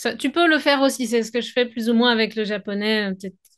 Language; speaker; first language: French; native; French